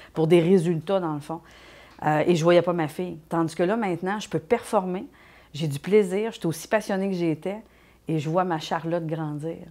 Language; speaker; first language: French; native; French